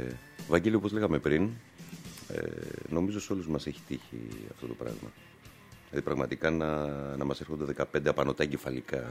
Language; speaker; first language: Greek; native; Greek